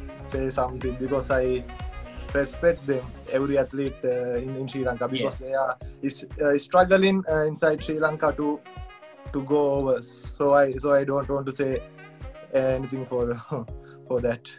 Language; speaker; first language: English; non-native, local second language; Sinhala